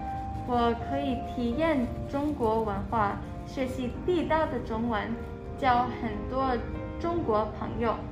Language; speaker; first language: Chinese; non-native, fluent; English